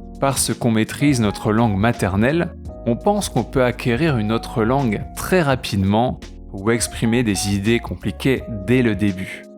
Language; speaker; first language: French; native; French